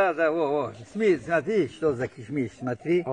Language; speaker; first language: Russian; non-native, learner; Uzbek